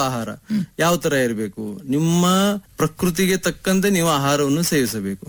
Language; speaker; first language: Kannada; native; Kannada